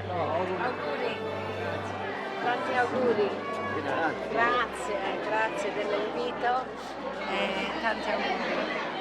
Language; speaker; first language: Italian; early bilingual, heritage; English